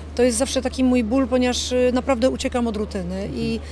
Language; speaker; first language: Polish; native; Polish